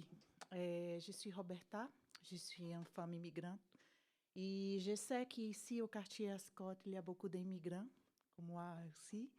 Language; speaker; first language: French; non-native, fluent; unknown